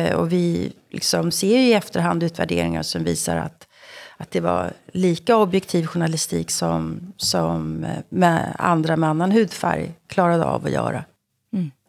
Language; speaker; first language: Swedish; native; Swedish